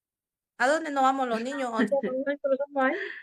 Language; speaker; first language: Spanish; native; Spanish